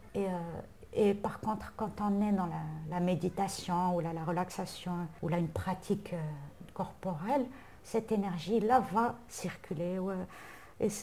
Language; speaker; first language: French; non-native, local second language; Arabic